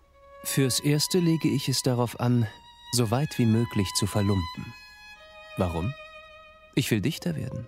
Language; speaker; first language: German; native; German